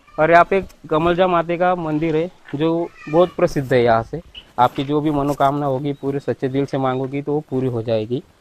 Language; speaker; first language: Hindi; non-native, local second language; Marathi